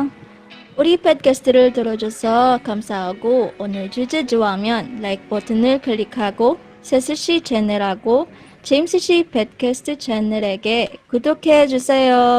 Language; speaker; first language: Korean; non-native, learner; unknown